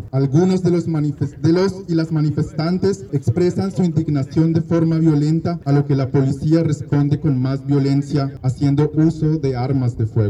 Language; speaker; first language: Spanish; native; Spanish